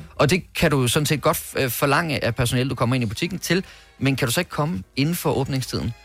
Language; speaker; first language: Danish; native; Danish